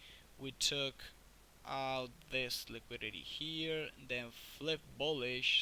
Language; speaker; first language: English; non-native, fluent; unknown